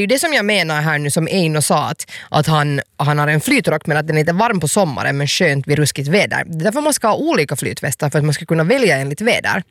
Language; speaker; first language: Swedish; native; Swedish